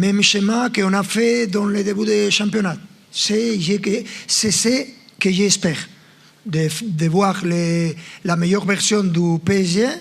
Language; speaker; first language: French; non-native, fluent; Spanish